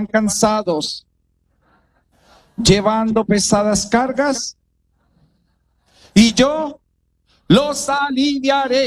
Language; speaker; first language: Spanish; native; Spanish